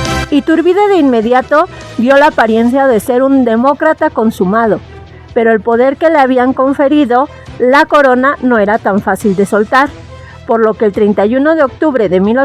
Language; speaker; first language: Spanish; native; Spanish